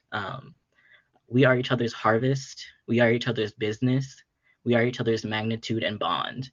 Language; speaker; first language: English; native; English